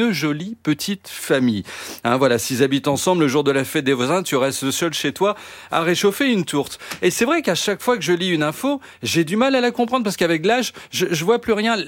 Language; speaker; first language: French; native; French